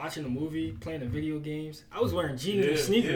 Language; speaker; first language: English; native; English